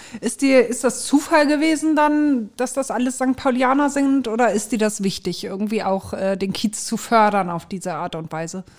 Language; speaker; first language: German; native; German